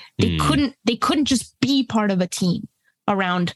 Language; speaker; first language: English; early bilingual, other home language; Spanish